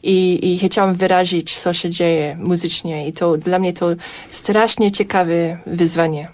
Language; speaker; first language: Polish; non-native, fluent; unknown